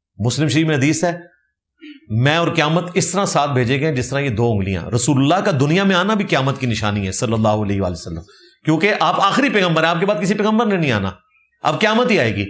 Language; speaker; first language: Urdu; non-native, local second language; Punjabi